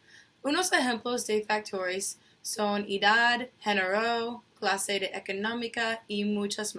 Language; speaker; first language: Spanish; non-native, learner; English